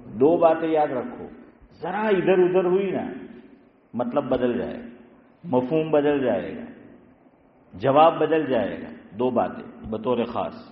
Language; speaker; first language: Urdu; non-native, local second language; Gujarati